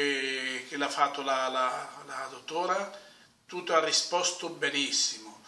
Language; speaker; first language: Italian; non-native, fluent; Spanish